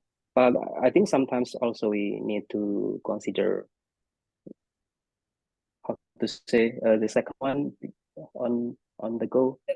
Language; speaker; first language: English; non-native, fluent; Indonesian